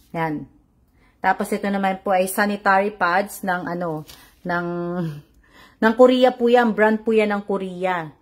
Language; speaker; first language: Filipino; native; Filipino